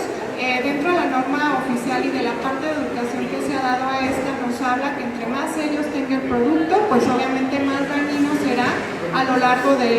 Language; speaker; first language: Spanish; native; Spanish